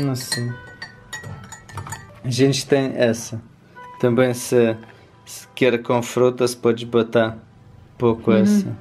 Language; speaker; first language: Portuguese; non-native, learner; Russian